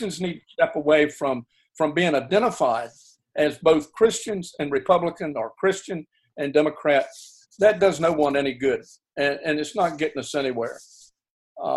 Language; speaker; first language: English; native; English